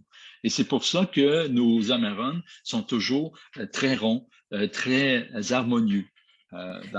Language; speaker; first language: French; native; French